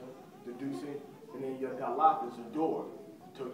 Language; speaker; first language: English; native; English